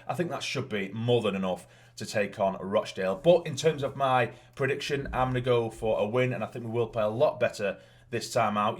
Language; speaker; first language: English; native; English